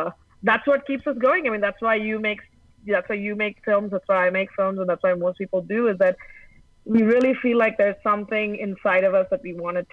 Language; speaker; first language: English; non-native, local second language; Tamil